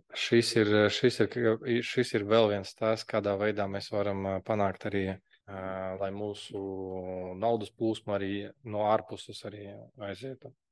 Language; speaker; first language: Latvian; non-native, local second language; Russian